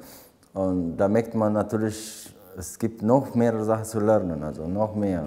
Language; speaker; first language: German; non-native, fluent; Amharic